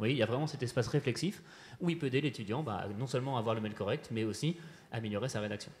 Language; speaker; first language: French; native; French